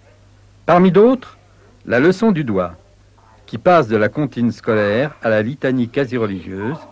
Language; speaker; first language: French; native; French